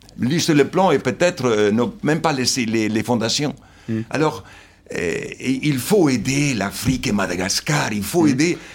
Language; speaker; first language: French; non-native, fluent; Slovenian